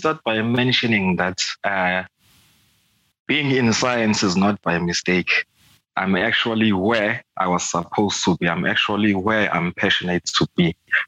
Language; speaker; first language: English; non-native, local second language; Zulu